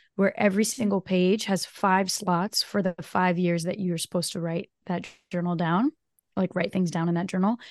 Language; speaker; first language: English; non-native, fluent; Portuguese